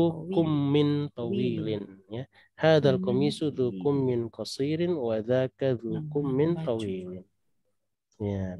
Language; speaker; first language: Arabic; non-native, fluent; Indonesian